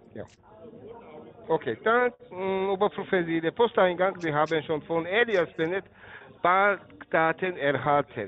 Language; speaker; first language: German; non-native, learner; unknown